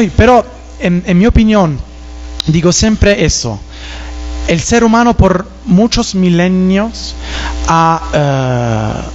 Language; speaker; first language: Spanish; non-native, fluent; Italian